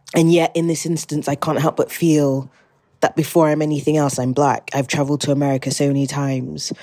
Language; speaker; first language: English; native; English